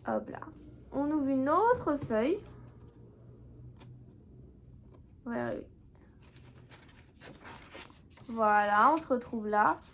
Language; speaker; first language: French; native; French